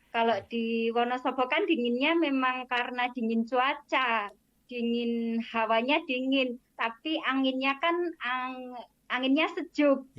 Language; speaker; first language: Indonesian; non-native, local second language; Javanese